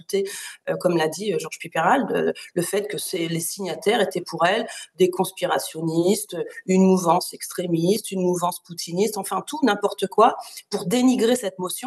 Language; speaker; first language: French; native; French